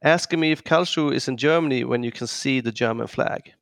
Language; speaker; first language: English; non-native, fluent; Swedish